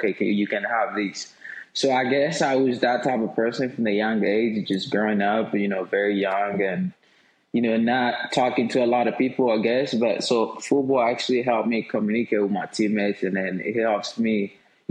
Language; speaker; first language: English; non-native, local second language; Swahili